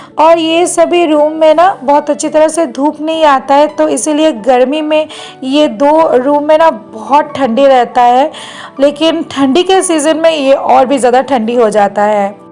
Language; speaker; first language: Hindi; non-native, local second language; Bangla